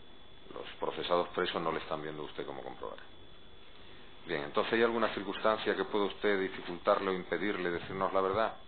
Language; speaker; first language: Spanish; native; Spanish